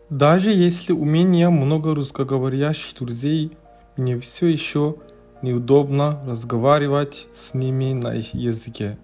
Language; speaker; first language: Russian; non-native, learner; Turkish